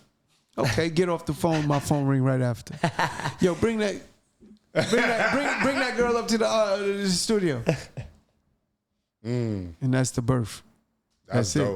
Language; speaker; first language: English; native; English